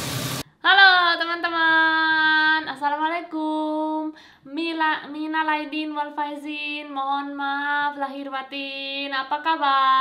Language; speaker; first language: Indonesian; non-native, fluent; Spanish